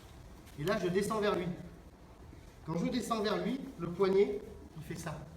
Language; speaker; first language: French; native; French